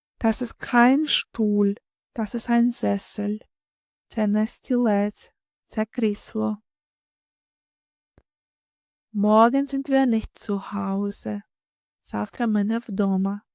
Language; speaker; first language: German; non-native, fluent; Ukrainian